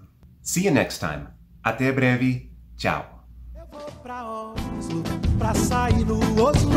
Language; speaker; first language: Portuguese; non-native, fluent; English